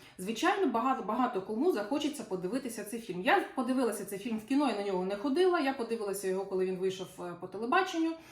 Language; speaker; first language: Ukrainian; non-native, local second language; Russian